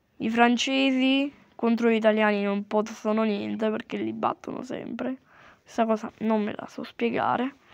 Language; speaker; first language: Italian; native; Italian